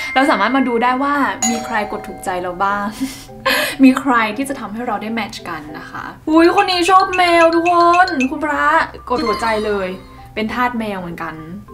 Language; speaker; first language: Thai; native; Thai